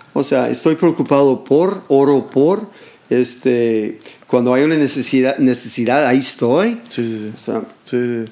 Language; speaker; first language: Spanish; non-native, fluent; English